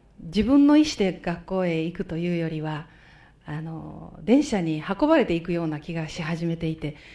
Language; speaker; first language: Japanese; native; Japanese